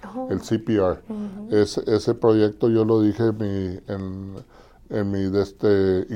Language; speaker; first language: Spanish; native; Spanish